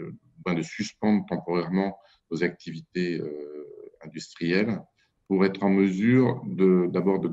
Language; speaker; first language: French; native; French